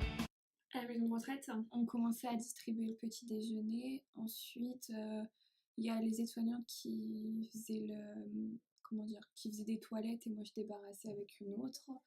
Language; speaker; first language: French; native; French